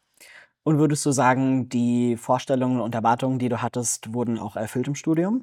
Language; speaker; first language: German; native; German